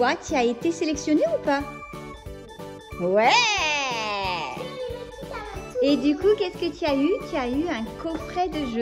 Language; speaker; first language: French; native; French